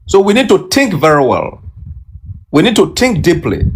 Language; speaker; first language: English; non-native, local second language; Yoruba